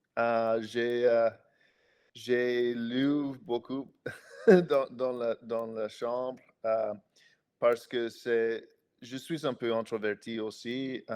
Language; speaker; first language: French; non-native, fluent; English